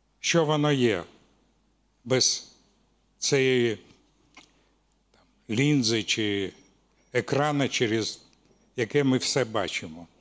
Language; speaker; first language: Ukrainian; non-native, local second language; Russian